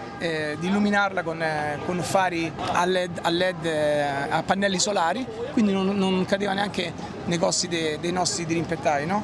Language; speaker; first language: Italian; native; Italian